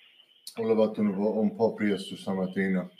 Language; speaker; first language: Italian; early bilingual, heritage; English